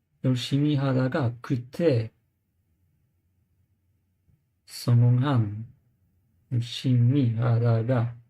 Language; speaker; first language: Korean; non-native, learner; English